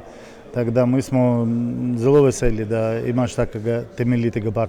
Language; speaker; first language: Slovenian; non-native, learner; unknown